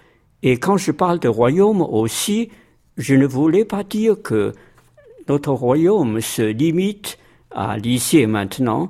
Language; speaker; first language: French; non-native, fluent; Chinese